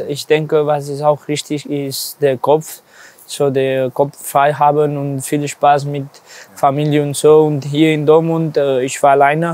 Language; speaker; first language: German; non-native, learner; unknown